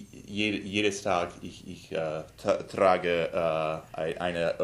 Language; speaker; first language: German; non-native, learner; English